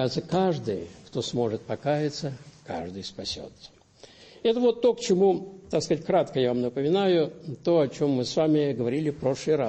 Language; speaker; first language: Russian; native; Russian